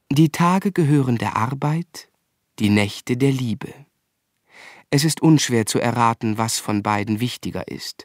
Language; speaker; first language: German; native; German